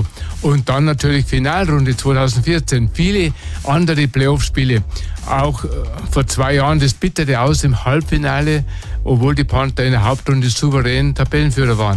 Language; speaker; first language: German; native; German